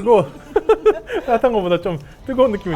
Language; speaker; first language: Korean; native; Korean